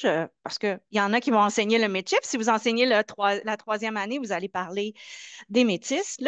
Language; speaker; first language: French; native; French